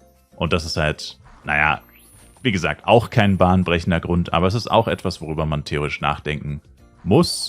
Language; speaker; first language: German; native; German